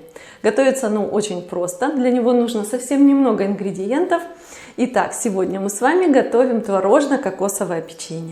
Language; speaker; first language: Russian; native; Russian